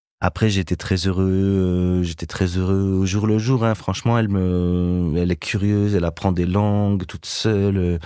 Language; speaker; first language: French; native; French